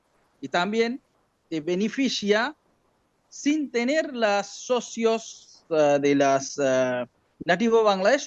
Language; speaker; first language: Spanish; non-native, learner; Bangla